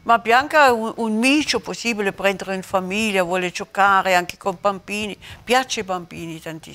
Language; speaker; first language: Italian; non-native, learner; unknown